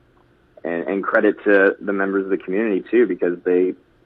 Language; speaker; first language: English; native; English